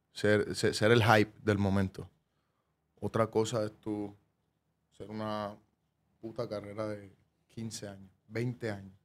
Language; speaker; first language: Spanish; native; Spanish